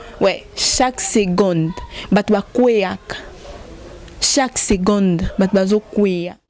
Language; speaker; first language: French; non-native, local second language; Lingala